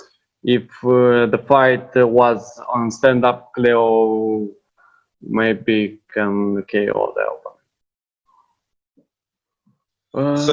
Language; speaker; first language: English; non-native, learner; Romanian